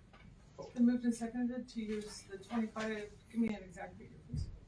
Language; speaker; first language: English; native; English